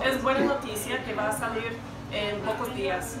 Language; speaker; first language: Spanish; non-native, fluent; English